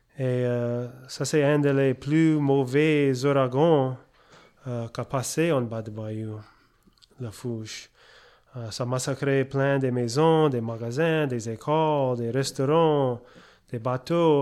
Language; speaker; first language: French; early bilingual, heritage; French